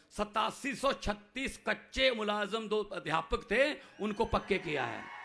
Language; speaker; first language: Hindi; non-native, local second language; Punjabi